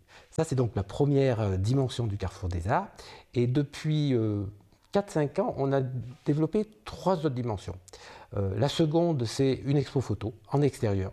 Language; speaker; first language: French; native; French